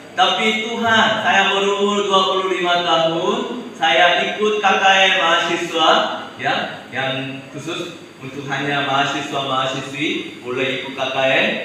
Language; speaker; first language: Indonesian; non-native, fluent; Korean